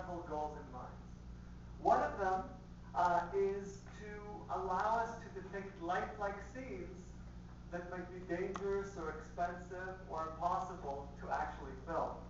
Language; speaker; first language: English; early bilingual, other home language; Spanish